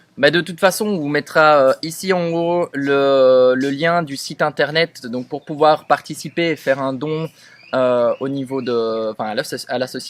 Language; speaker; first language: French; native; French